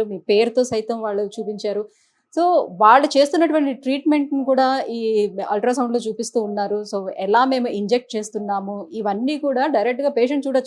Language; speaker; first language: Telugu; native; Telugu